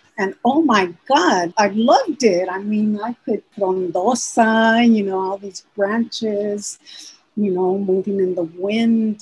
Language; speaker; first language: English; early bilingual, other home language; Spanish